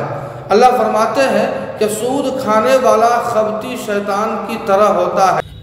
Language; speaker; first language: Urdu; native; Urdu